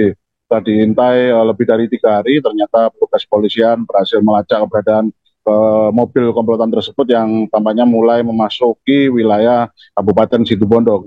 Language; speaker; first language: Indonesian; native; Indonesian